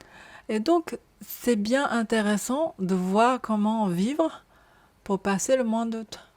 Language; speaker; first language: French; non-native, learner; Japanese